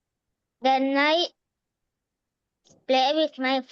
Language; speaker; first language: English; non-native, learner; Malayalam